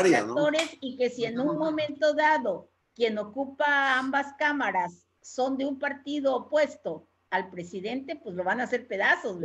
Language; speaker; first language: Spanish; native; Spanish